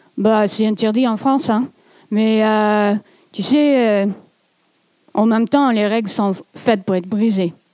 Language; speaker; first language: French; non-native, fluent; English